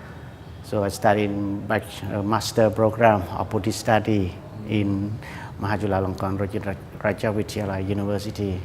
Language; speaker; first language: English; non-native, learner; Khmer